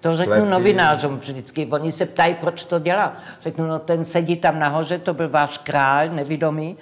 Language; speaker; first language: Czech; non-native, local second language; English